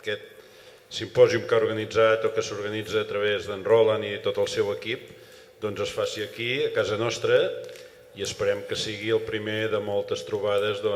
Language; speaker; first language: Catalan; native; Catalan